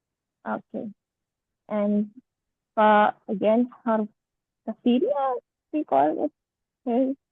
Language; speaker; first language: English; non-native, learner; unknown